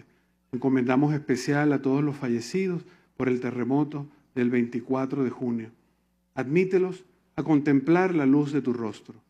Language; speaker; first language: Spanish; native; Spanish